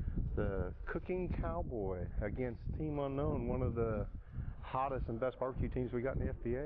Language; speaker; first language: English; native; English